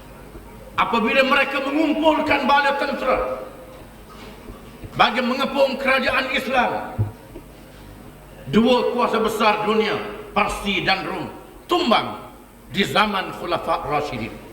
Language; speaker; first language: Malay; native; Malay